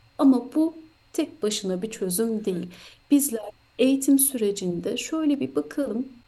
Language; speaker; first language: Turkish; native; Turkish